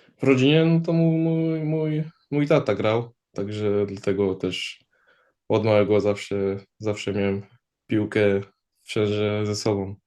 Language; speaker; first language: Polish; early bilingual, heritage; Polish